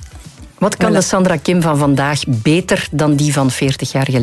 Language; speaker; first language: Dutch; native; Dutch